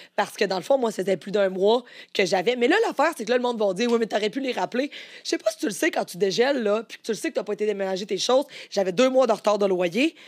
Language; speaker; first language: French; native; French